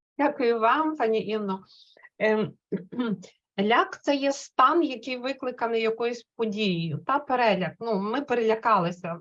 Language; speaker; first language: Ukrainian; native; Ukrainian